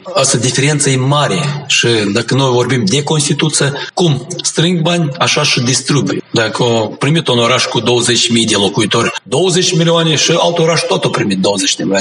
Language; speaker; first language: Romanian; non-native, local second language; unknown